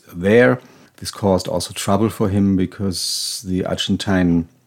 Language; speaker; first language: English; non-native, fluent; German